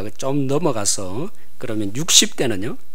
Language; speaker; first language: Korean; native; Korean